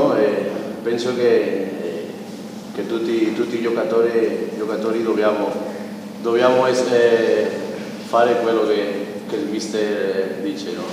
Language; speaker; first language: Italian; non-native, fluent; Spanish